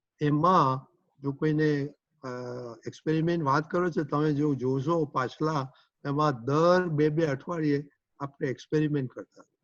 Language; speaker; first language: Gujarati; early bilingual, heritage; Gujarati